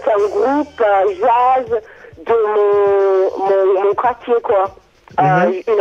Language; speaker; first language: French; non-native, learner; English